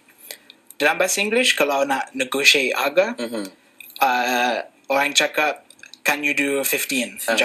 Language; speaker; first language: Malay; non-native, fluent; English